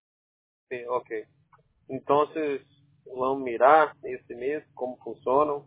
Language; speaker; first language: Spanish; non-native, learner; Portuguese